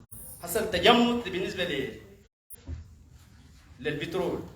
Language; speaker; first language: Arabic; native; Arabic